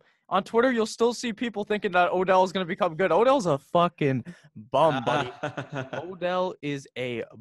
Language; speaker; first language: English; native; English